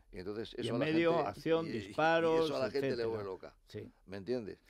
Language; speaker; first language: Spanish; native; Spanish